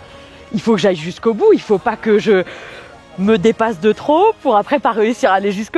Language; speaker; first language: French; native; French